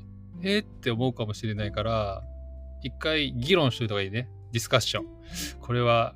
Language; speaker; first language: Japanese; native; Japanese